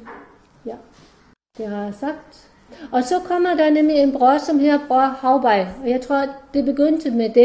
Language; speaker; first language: Danish; non-native, fluent; German